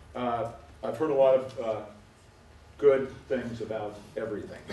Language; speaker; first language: English; native; English